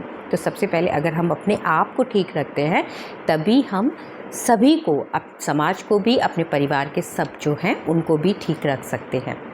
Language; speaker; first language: Hindi; native; Hindi